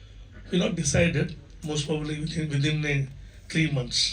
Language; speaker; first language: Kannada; non-native, local second language; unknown